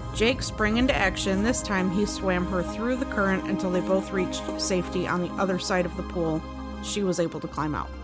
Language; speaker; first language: English; native; English